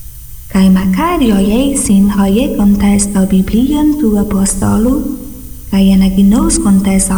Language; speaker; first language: Greek; non-native, fluent; Portuguese